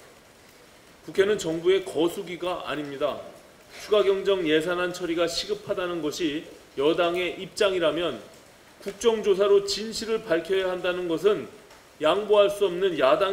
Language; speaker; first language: Korean; native; Korean